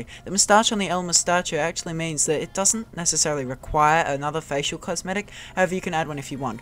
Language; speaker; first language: English; native; English